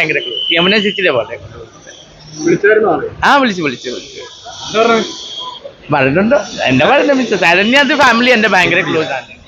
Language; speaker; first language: Malayalam; non-native, local second language; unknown